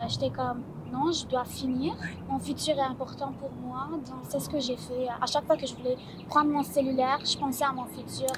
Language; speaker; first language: French; non-native, fluent; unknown